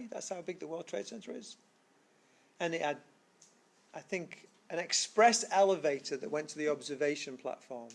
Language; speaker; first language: English; native; English